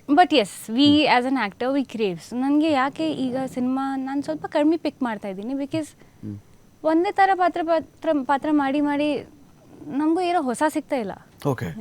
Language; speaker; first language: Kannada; non-native, fluent; Hindi